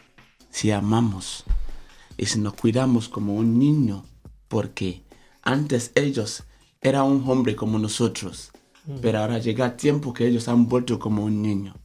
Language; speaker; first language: Spanish; non-native, fluent; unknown